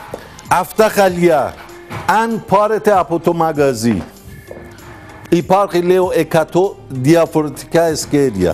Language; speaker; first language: Greek; non-native, learner; Persian